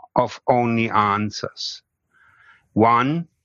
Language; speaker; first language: English; non-native, fluent; German